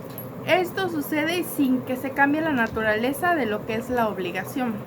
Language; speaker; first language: Spanish; native; Spanish